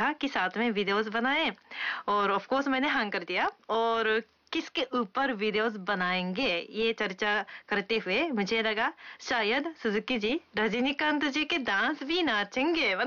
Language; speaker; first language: Hindi; non-native, fluent; Japanese